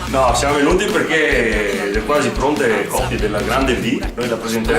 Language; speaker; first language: Italian; native; Italian